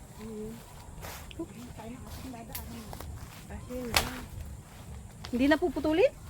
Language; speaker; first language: Filipino; non-native, local second language; Bikol